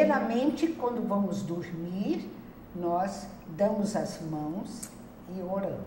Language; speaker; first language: Portuguese; non-native, local second language; German